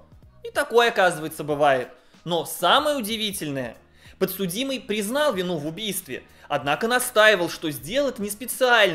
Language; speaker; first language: Russian; native; Russian